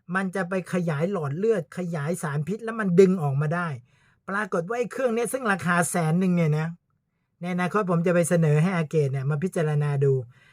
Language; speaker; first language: Thai; native; Thai